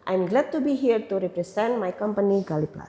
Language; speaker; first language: English; non-native, fluent; Indonesian